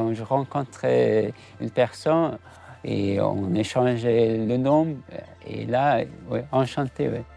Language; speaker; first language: French; non-native, learner; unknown